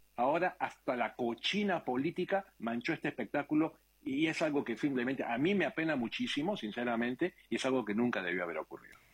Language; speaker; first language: Spanish; native; Spanish